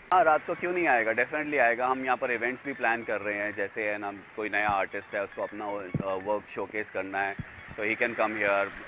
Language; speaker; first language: Hindi; native; Hindi